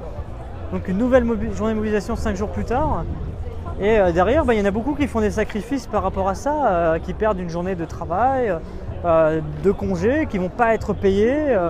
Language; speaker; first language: French; native; French